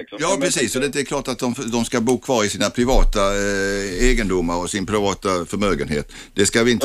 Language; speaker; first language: Swedish; native; Swedish